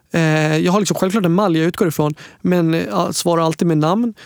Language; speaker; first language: Swedish; native; Swedish